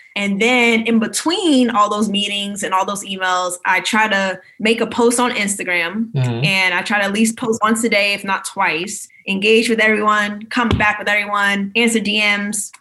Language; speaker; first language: English; native; English